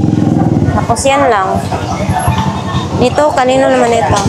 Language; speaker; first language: Filipino; native; Filipino